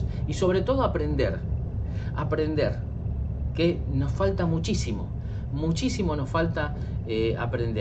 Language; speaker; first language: Spanish; native; Spanish